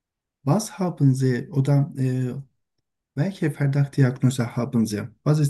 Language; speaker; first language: German; non-native, learner; Turkish